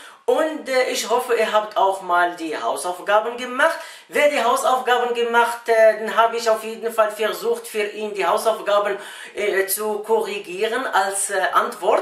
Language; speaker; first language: German; non-native, fluent; Arabic